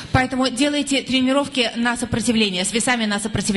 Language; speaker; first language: Russian; native; Russian